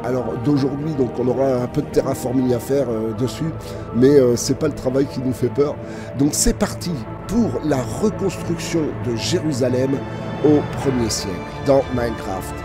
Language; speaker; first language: French; native; French